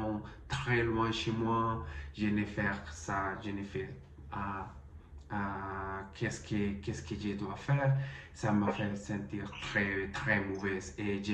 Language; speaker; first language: French; non-native, learner; Spanish